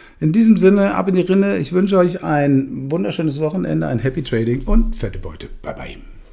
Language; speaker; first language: German; native; German